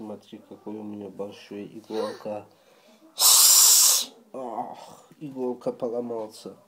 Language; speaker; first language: Russian; early bilingual, heritage; Russian